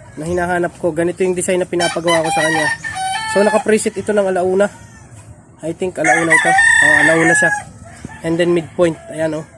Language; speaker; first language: Filipino; native; Filipino